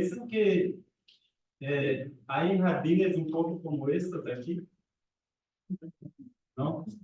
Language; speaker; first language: Spanish; non-native, learner; Portuguese